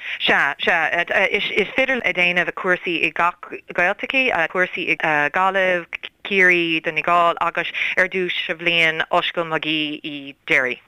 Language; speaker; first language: Irish; non-native, learner; English